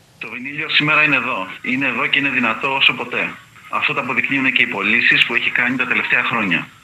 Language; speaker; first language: Greek; native; Greek